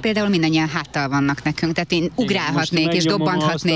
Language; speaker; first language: Hungarian; native; Hungarian